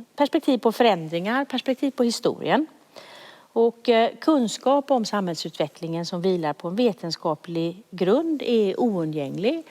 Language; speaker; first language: Swedish; native; Swedish